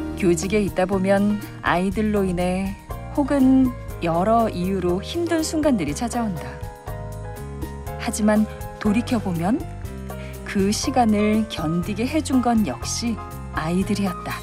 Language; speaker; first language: Korean; native; Korean